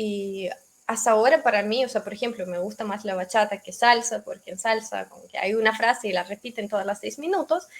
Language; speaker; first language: Spanish; non-native, fluent; Russian